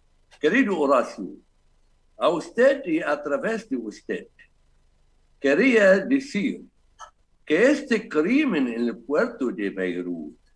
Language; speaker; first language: Spanish; non-native, fluent; Arabic